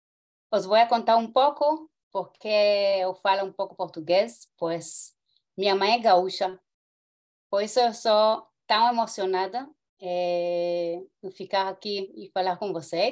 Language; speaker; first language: Portuguese; early bilingual, heritage; Hebrew